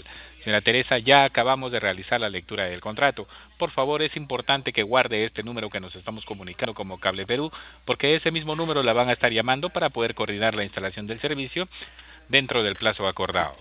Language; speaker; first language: Spanish; native; Spanish